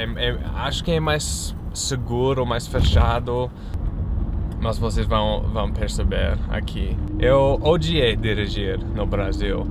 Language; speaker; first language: Portuguese; non-native, fluent; English